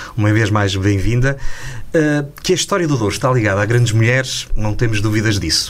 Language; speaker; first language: Portuguese; native; Portuguese